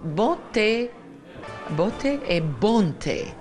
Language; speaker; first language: French; non-native, fluent; Serbian